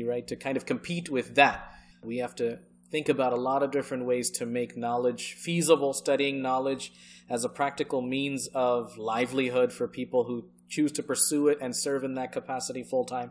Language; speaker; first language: English; early bilingual, other home language; Bangla